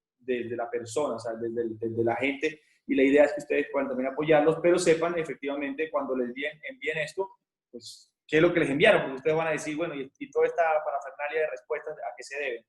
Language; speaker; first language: Spanish; native; Spanish